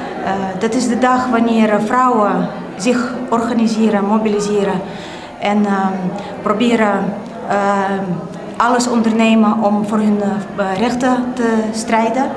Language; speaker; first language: Dutch; non-native, fluent; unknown